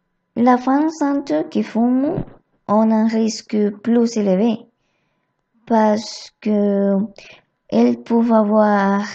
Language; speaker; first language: French; non-native, learner; Spanish